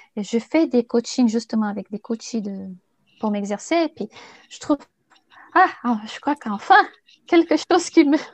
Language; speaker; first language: French; non-native, fluent; Bulgarian